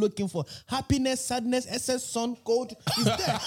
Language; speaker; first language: English; non-native, local second language; Igbo